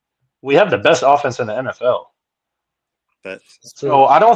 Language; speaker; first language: English; native; English